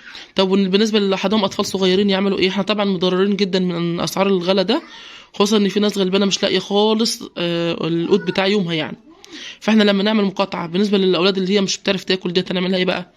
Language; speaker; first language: Arabic; native; Arabic